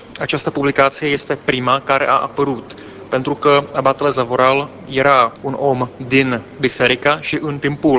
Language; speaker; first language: Romanian; non-native, fluent; Czech